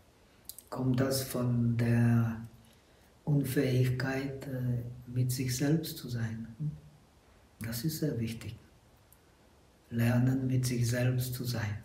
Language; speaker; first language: German; non-native, fluent; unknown